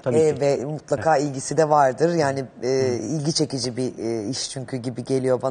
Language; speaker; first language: Turkish; native; Turkish